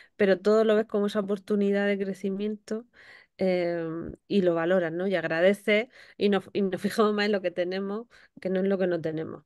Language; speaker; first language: Spanish; native; Spanish